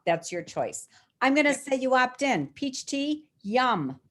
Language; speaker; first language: English; native; English